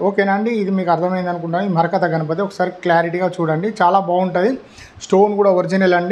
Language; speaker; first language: Telugu; native; Telugu